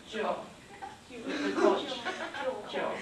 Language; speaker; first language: English; non-native, learner; Chinese